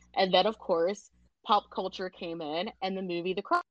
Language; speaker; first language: English; early bilingual, other home language; Indonesian